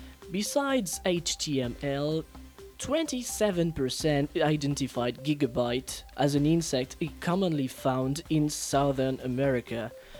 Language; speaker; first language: English; non-native, fluent; French